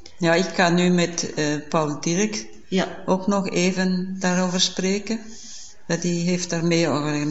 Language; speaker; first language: Dutch; non-native, fluent; German